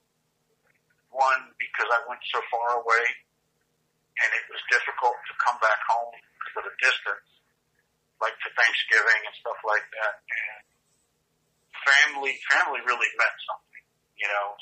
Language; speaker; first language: English; native; English